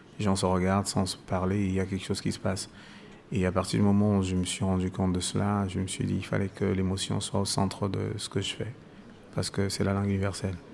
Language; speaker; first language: French; non-native, local second language; Basaa